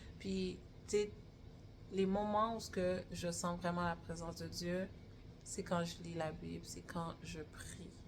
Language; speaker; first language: French; native; French